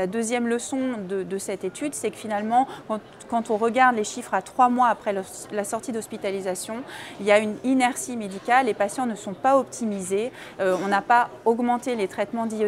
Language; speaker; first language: French; native; French